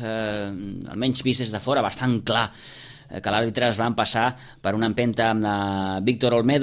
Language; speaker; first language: Catalan; native; Catalan